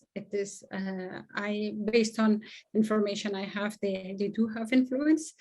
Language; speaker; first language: English; non-native, fluent; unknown